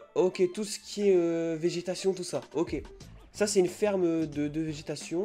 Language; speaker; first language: French; native; French